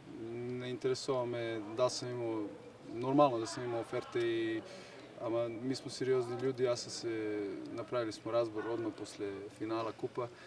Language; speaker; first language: Bulgarian; non-native, learner; Serbian